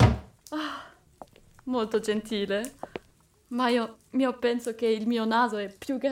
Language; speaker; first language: Italian; non-native, learner; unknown